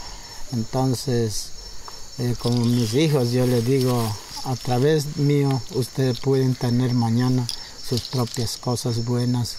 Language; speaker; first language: Spanish; non-native, local second language; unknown